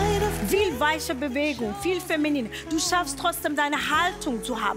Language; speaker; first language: German; non-native, fluent; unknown